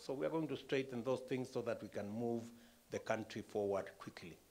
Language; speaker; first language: English; non-native, local second language; Kalenjin